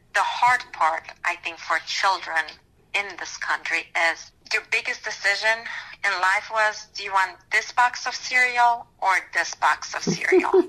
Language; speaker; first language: English; non-native, fluent; Romanian